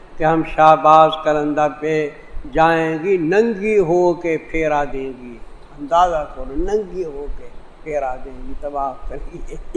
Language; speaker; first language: Urdu; non-native, local second language; Saraiki